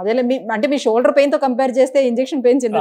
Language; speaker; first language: Telugu; native; Telugu